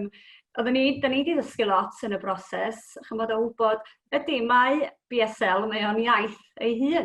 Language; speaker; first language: Welsh; native; Welsh